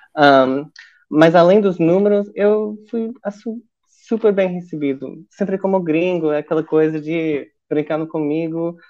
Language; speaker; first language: Portuguese; non-native, fluent; English